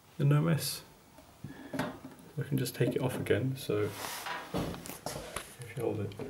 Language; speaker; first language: English; native; English